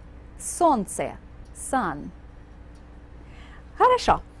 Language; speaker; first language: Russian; non-native, fluent; English